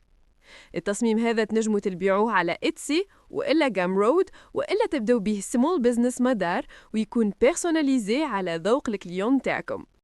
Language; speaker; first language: Arabic; native; Arabic